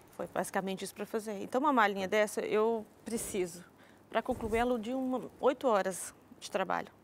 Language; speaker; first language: Portuguese; native; Portuguese